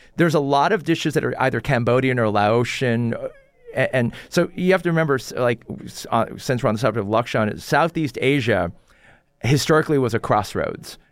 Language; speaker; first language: English; early bilingual, other home language; Korean